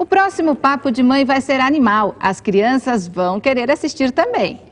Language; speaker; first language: Portuguese; native; Portuguese